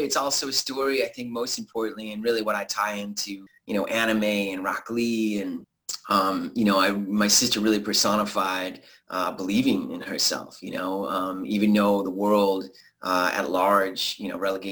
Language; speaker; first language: English; native; English